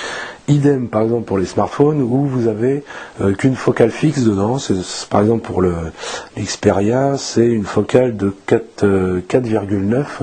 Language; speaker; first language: French; native; French